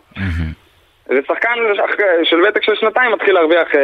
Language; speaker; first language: Hebrew; native; Hebrew